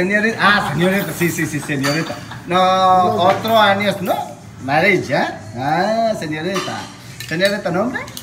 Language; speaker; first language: Spanish; non-native, learner; Telugu